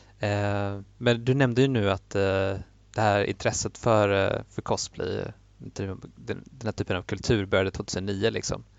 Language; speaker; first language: Swedish; native; Swedish